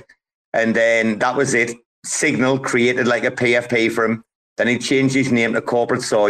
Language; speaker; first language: English; native; English